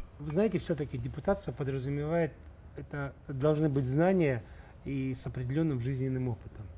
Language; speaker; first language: Russian; native; Russian